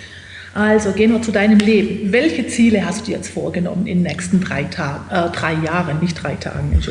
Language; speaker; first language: German; native; German